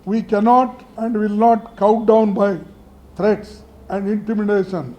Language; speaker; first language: English; non-native, local second language; Kannada